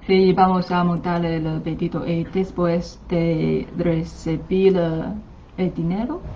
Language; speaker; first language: Spanish; non-native, learner; Chinese